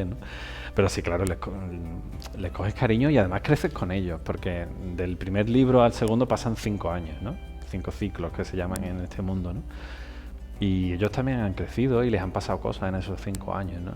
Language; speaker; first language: Spanish; native; Spanish